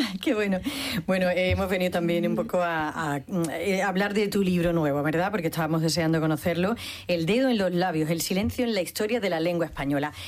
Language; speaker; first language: Spanish; native; Spanish